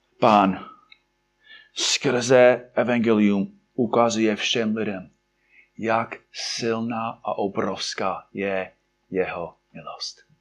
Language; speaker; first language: Czech; non-native, fluent; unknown